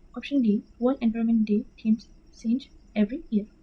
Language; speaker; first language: English; non-native, local second language; Assamese